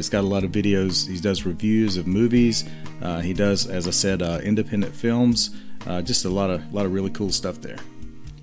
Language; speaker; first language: English; native; English